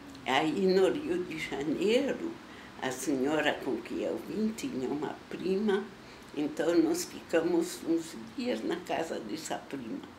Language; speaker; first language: Portuguese; non-native, fluent; Slovenian